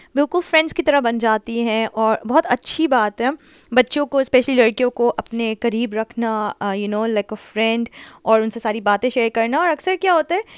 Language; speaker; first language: Urdu; native; Urdu